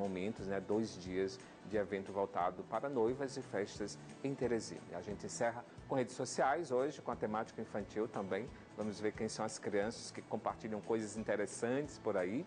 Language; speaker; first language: Portuguese; native; Portuguese